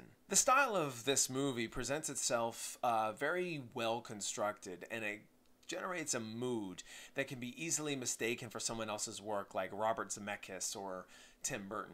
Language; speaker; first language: English; native; English